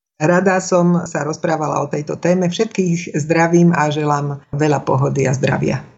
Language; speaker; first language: Slovak; native; Slovak